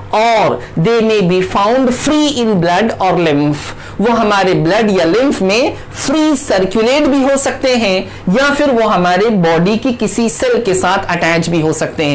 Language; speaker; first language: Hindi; native; Hindi